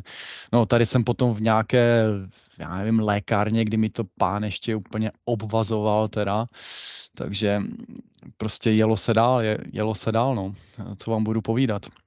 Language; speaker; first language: Czech; native; Czech